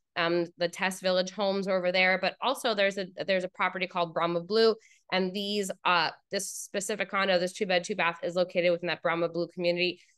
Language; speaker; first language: English; native; English